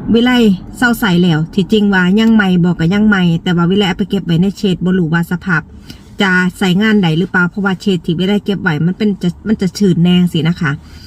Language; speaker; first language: Thai; native; Thai